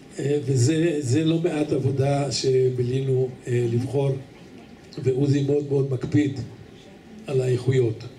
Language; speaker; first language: Hebrew; native; Hebrew